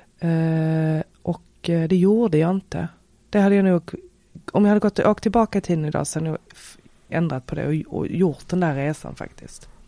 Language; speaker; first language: Swedish; native; Swedish